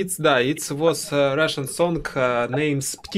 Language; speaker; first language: English; non-native, learner; Russian